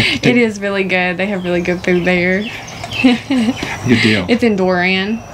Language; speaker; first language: English; native; English